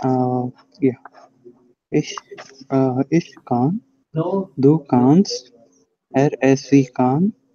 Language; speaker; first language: German; non-native, learner; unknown